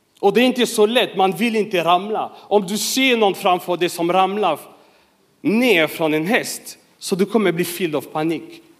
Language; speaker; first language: Swedish; non-native, fluent; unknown